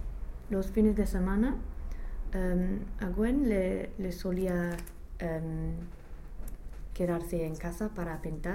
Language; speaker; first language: Spanish; non-native, fluent; English